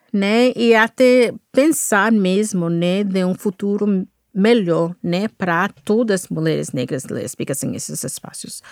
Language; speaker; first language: Portuguese; non-native, fluent; English